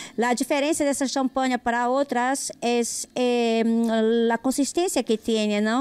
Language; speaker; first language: Portuguese; non-native, learner; Spanish